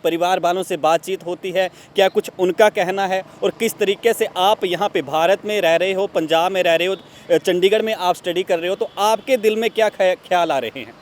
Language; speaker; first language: Hindi; native; Hindi